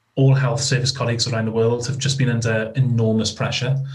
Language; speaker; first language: English; native; English